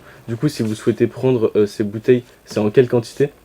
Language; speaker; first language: French; native; French